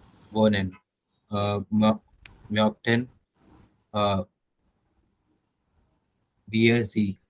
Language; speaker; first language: German; non-native, learner; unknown